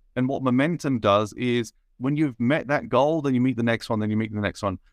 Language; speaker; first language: English; native; English